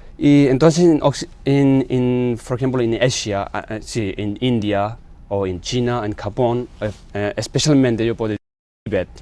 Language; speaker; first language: Spanish; non-native, learner; Tibetan